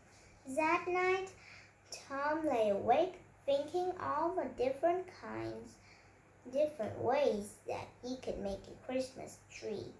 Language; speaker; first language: English; non-native, learner; Vietnamese